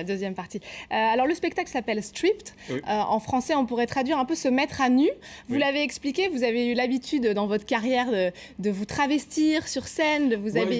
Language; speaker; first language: French; native; French